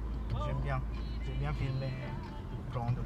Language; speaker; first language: French; non-native, learner; Japanese